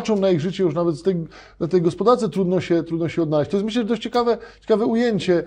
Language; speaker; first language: Polish; native; Polish